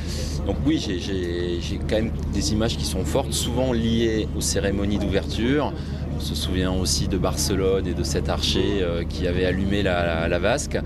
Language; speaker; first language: French; native; French